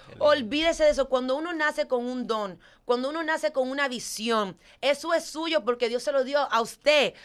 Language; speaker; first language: Spanish; early bilingual, heritage; Spanish